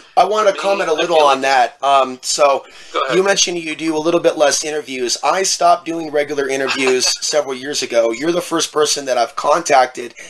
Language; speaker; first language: English; native; English